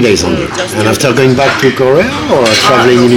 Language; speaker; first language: English; non-native, learner; French